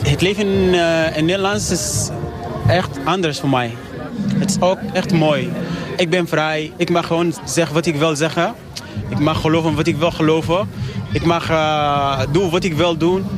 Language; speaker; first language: Dutch; non-native, learner; Arabic